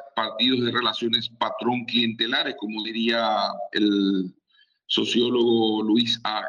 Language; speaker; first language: Spanish; native; Spanish